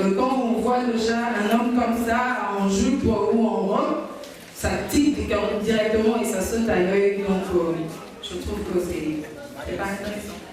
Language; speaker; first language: French; non-native, local second language; Lingala